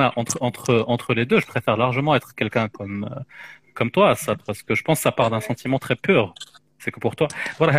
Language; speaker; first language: French; non-native, local second language; Arabic